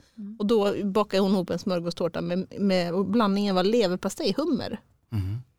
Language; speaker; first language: Swedish; native; Swedish